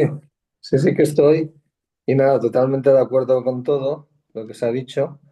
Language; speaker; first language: Spanish; native; Spanish